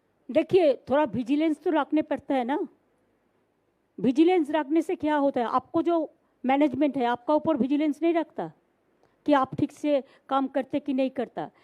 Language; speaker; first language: Hindi; non-native, local second language; Bangla